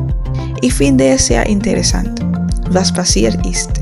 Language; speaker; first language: German; non-native, fluent; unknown